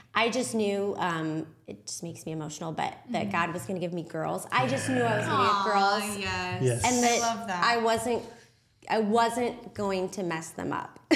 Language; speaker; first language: English; native; English